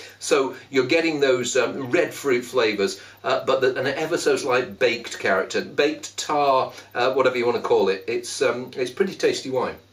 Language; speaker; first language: English; native; English